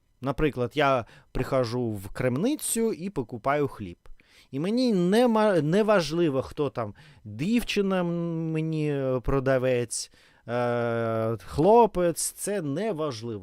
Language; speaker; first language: Ukrainian; non-native, learner; Russian